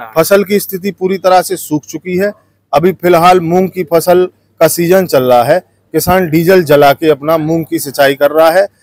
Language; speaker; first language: Hindi; native; Hindi